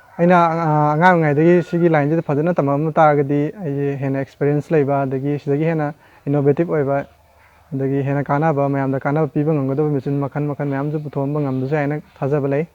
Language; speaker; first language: Manipuri; native; Manipuri